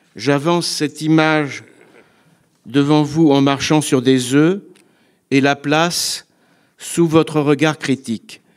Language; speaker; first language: French; native; French